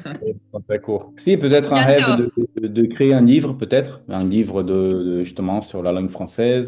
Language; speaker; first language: French; non-native, fluent; Portuguese